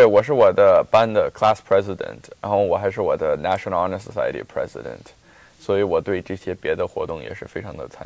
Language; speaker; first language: Chinese; early bilingual, heritage; Chinese